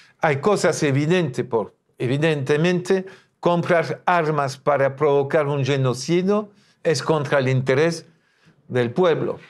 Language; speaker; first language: Spanish; non-native, fluent; French